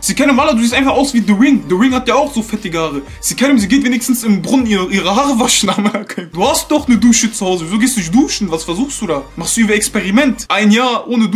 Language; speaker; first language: German; native; German